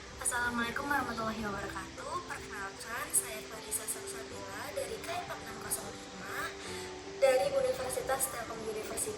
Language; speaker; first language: Indonesian; native; Indonesian